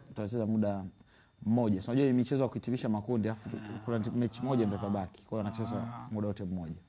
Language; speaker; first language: Swahili; native; Swahili